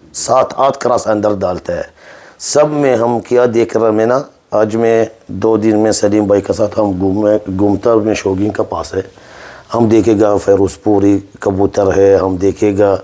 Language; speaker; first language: Hindi; non-native, learner; Arabic